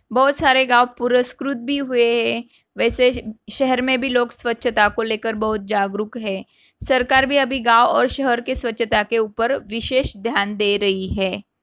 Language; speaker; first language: Hindi; non-native, local second language; Marathi